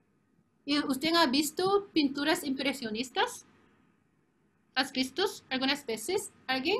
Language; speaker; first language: Spanish; non-native, fluent; Korean